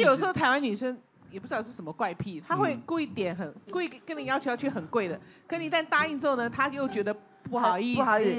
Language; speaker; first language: Chinese; native; Chinese